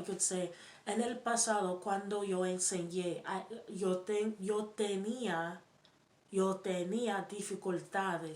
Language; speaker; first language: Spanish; non-native, learner; English